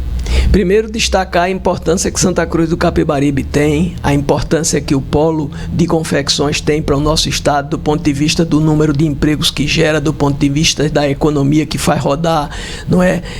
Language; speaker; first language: Portuguese; native; Portuguese